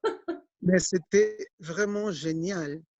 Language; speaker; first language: French; non-native, fluent; Spanish